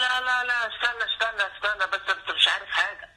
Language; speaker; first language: Arabic; native; Arabic